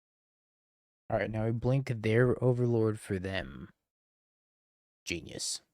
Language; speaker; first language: English; native; English